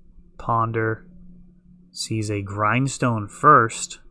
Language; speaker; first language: English; native; English